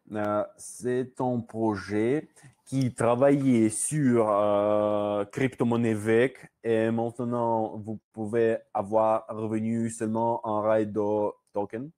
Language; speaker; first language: French; non-native, learner; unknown